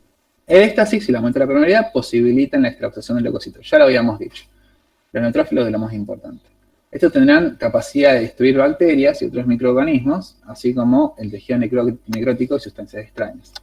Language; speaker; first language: Spanish; native; Spanish